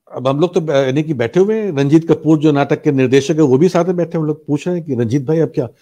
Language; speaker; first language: Hindi; native; Hindi